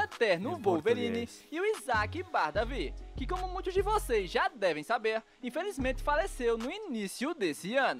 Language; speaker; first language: Portuguese; native; Portuguese